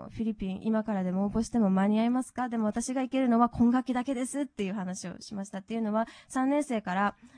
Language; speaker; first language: Japanese; native; Japanese